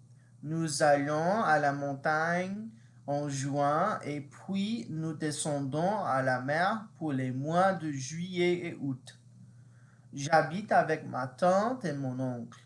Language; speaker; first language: French; non-native, fluent; English